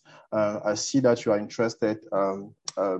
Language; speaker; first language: English; non-native, local second language; French